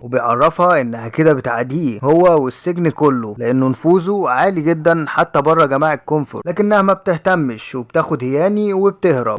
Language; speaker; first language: Arabic; native; Arabic